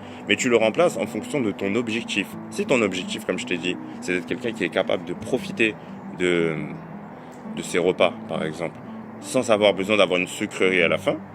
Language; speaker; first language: French; native; French